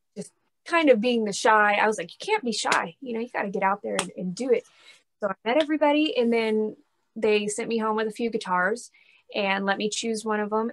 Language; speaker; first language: English; native; English